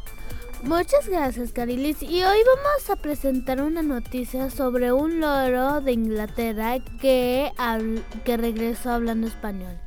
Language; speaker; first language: Spanish; early bilingual, other home language; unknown